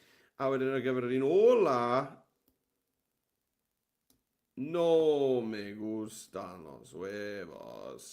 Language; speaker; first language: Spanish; non-native, learner; Welsh